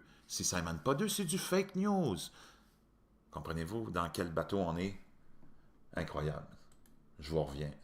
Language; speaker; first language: French; native; French